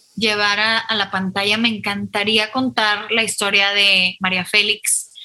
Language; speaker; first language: Spanish; native; Spanish